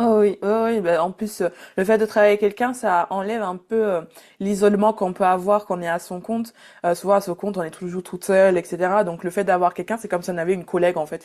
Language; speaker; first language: French; native; French